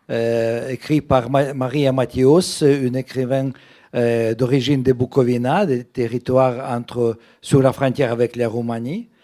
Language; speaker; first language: French; non-native, fluent; Russian